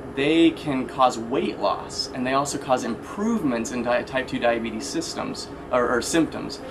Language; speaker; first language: English; native; English